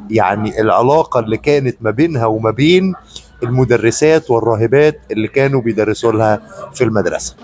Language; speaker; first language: Arabic; native; Arabic